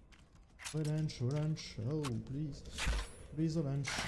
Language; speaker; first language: English; non-native, learner; French